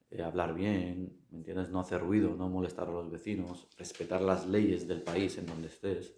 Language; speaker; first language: Spanish; non-native, fluent; Arabic